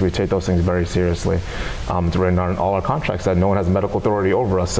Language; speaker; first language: English; native; English